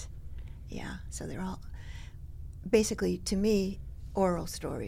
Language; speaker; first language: English; early bilingual, other home language; Spanish